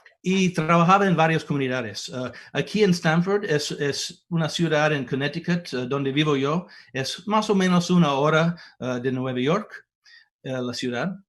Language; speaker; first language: Spanish; non-native, fluent; English